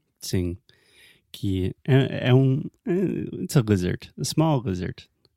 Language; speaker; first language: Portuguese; non-native, fluent; English